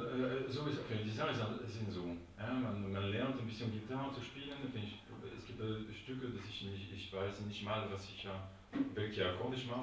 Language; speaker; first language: German; non-native, local second language; French